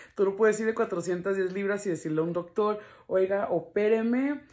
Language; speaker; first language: Spanish; early bilingual, heritage; Spanish